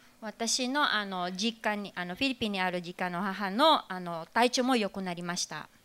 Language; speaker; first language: Japanese; non-native, fluent; Filipino